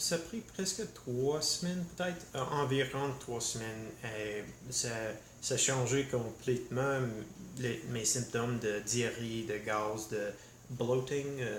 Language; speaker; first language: French; non-native, learner; English